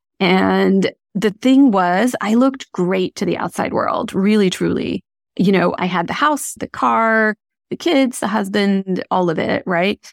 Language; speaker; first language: English; early bilingual, other home language; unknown